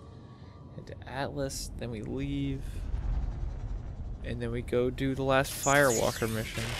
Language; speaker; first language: English; native; English